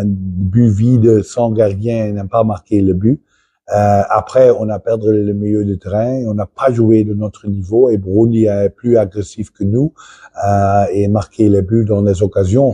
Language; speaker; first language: French; non-native, fluent; Dutch